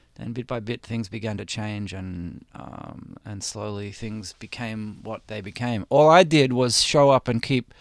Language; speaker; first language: English; native; English